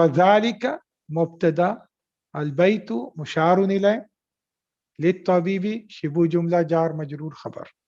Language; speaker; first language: Arabic; non-native, fluent; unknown